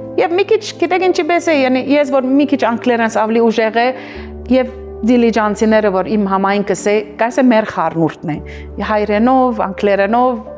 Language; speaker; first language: Armenian; early bilingual, heritage; Armenian